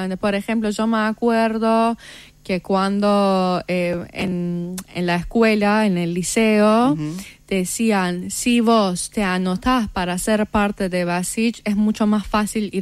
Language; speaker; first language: Spanish; non-native, fluent; Persian